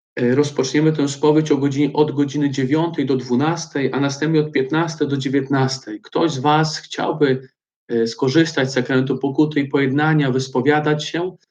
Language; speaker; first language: Polish; native; Polish